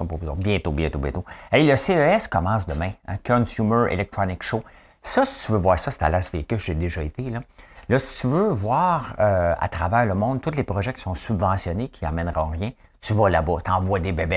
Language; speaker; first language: French; native; French